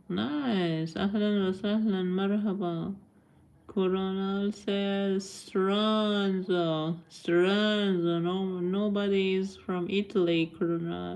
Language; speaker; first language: English; non-native, learner; Persian